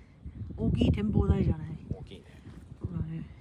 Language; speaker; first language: Japanese; non-native, learner; Chinese